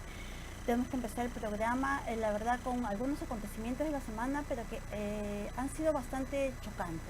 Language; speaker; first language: Spanish; native; Spanish